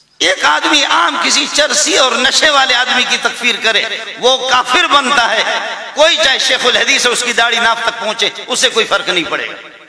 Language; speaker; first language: Urdu; non-native, local second language; Baluchi